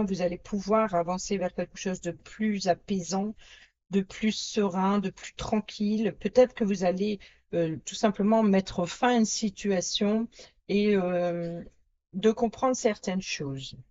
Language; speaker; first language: French; native; French